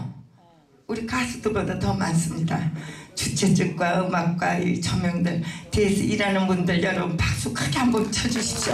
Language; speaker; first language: Korean; native; Korean